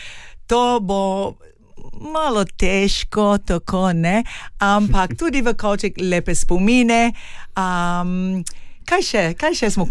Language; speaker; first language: Slovenian; early bilingual, heritage; Slovenian